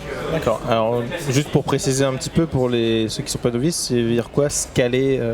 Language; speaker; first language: French; native; French